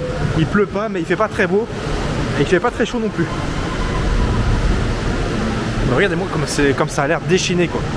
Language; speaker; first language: French; native; French